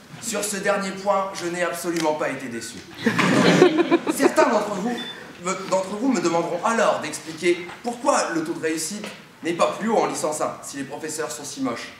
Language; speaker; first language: French; native; French